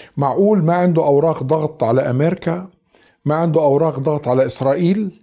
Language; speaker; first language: Arabic; native; Arabic